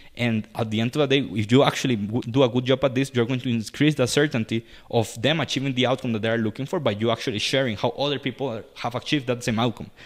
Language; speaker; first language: English; non-native, fluent; Spanish